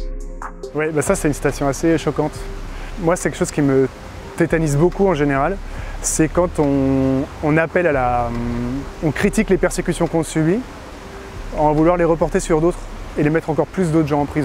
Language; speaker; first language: French; native; French